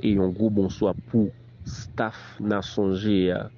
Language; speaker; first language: French; native; French